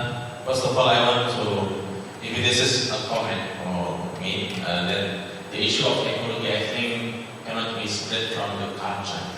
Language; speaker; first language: English; non-native, fluent; Indonesian